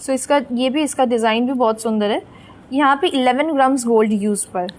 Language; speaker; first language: Hindi; non-native, local second language; Bangla